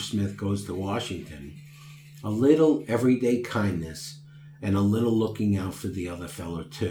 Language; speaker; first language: English; native; English